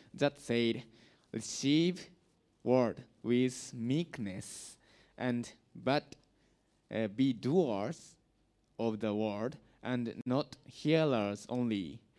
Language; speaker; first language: English; non-native, learner; Japanese